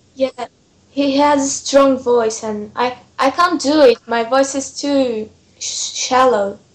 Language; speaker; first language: English; non-native, fluent; Portuguese